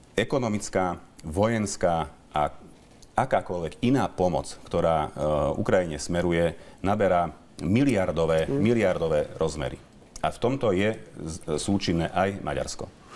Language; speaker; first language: Slovak; native; Slovak